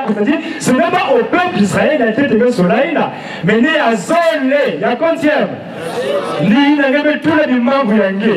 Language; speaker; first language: French; non-native, local second language; Lingala